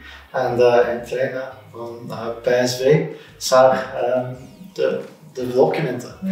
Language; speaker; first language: Dutch; non-native, learner; English